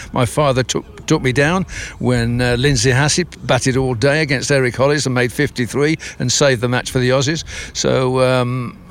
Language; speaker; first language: English; native; English